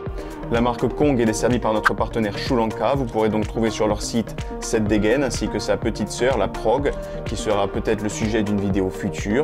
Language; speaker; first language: French; native; French